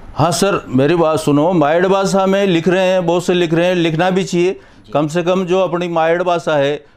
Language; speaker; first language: Hindi; native; Hindi